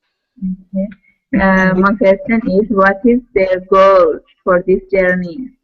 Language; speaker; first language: English; non-native, learner; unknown